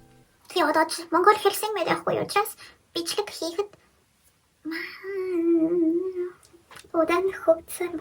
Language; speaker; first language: Mongolian; non-native, learner; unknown